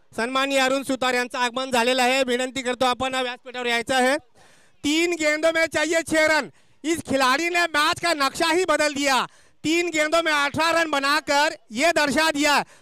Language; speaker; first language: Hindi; non-native, local second language; Marathi